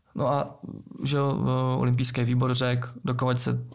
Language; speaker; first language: Czech; native; Czech